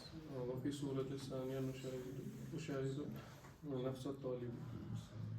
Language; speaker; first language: Arabic; non-native, learner; Urdu